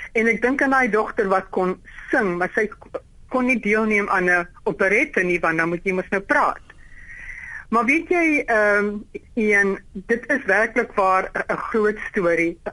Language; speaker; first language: Afrikaans; non-native, local second language; English